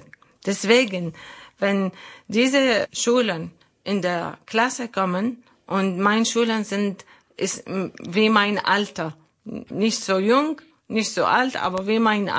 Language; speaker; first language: German; non-native, learner; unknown